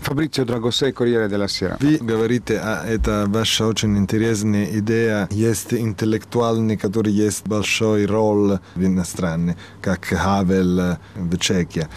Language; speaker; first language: Russian; non-native, learner; Italian